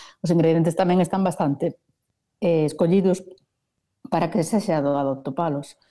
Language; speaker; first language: Galician; non-native, local second language; Spanish